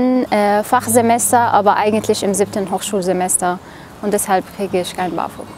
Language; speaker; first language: German; non-native, fluent; Arabic